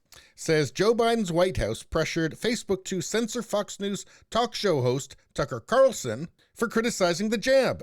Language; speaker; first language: English; native; English